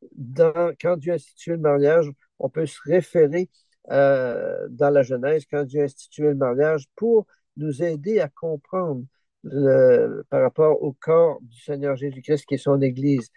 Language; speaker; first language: French; native; French